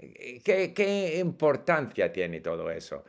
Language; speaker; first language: Spanish; non-native, fluent; English